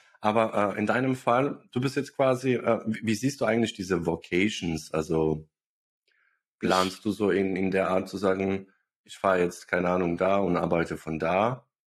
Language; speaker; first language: German; non-native, fluent; Bosnian